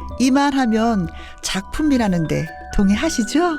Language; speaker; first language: Korean; native; Korean